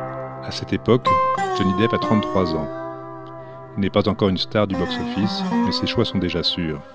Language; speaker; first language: French; native; French